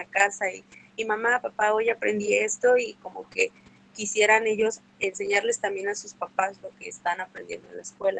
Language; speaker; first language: Spanish; native; Spanish